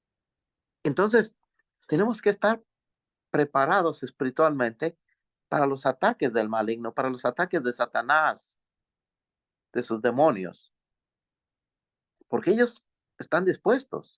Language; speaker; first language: Spanish; native; Spanish